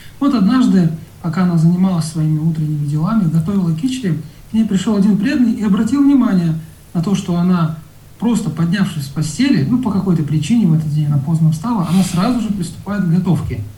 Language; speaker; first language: Russian; native; Russian